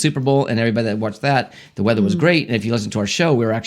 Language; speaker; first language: English; native; English